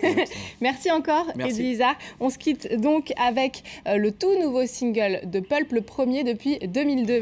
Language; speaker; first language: French; native; French